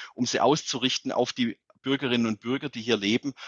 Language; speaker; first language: German; native; German